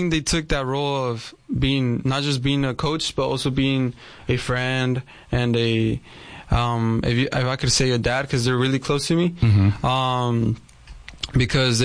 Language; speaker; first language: English; native; English